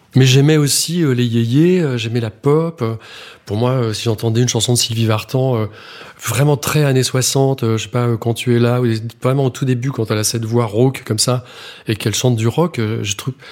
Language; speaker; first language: French; native; French